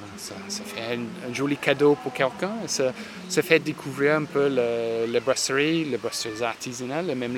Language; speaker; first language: French; non-native, fluent; English